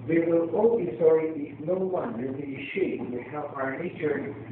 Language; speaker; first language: English; non-native, local second language; Filipino